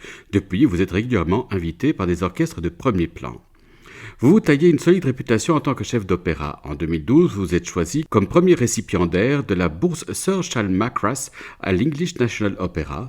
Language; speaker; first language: French; native; French